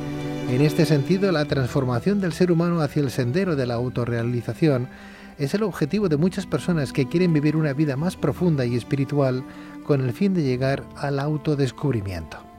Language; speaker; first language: Spanish; native; Spanish